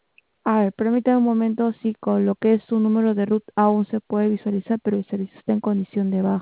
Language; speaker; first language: Spanish; native; Spanish